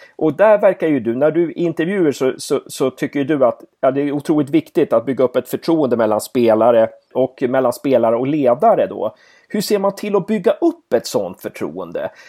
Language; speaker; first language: Swedish; native; Swedish